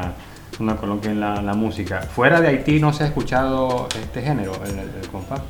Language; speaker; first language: Spanish; native; Spanish